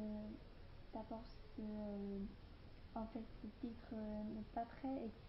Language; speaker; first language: French; non-native, learner; Chinese